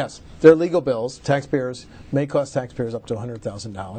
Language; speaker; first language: English; native; English